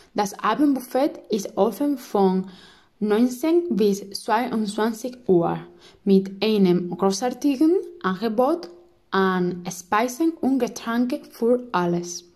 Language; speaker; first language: German; non-native, learner; Spanish